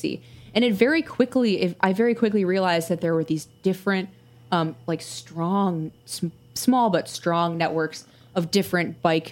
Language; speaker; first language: English; native; English